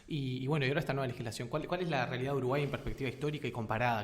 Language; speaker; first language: Spanish; native; Spanish